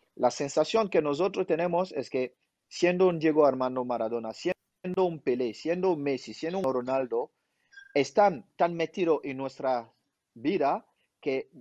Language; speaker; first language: Spanish; non-native, fluent; French